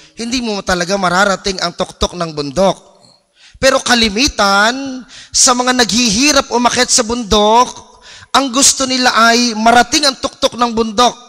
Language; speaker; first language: Filipino; native; Filipino